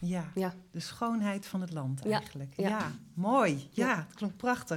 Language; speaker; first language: Dutch; native; Dutch